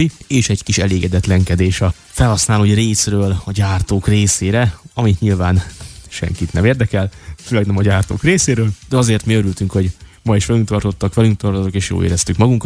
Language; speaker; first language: Hungarian; native; Hungarian